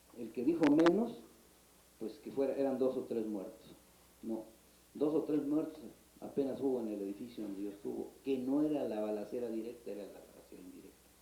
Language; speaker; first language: Spanish; native; Spanish